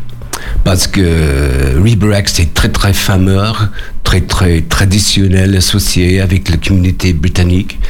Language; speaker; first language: French; non-native, learner; English